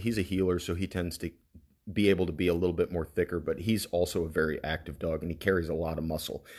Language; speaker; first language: English; native; English